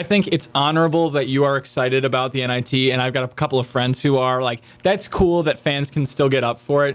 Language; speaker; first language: English; native; English